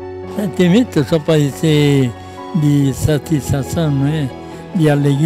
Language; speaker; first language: Portuguese; non-native, fluent; Italian